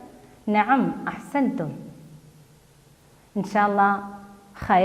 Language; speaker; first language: Arabic; non-native, fluent; Malayalam